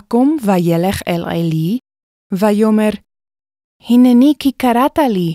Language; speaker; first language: Hebrew; non-native, fluent; English